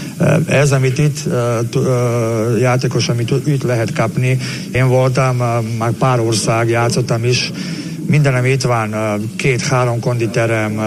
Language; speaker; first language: Hungarian; non-native, learner; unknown